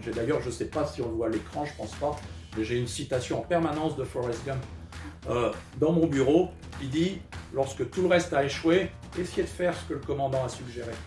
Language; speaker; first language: French; native; French